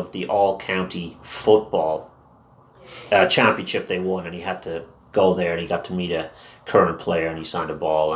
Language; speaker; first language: English; non-native, local second language; Irish